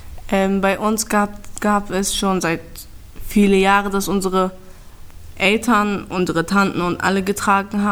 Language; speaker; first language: German; early bilingual, other home language; Turkish